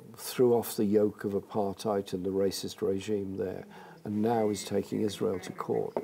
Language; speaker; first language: English; native; English